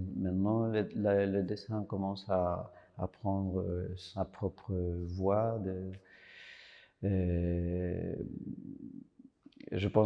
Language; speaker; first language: French; non-native, fluent; Spanish